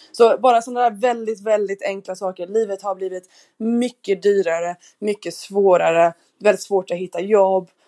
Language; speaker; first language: Swedish; non-native, fluent; English